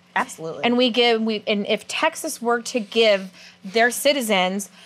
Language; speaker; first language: English; native; English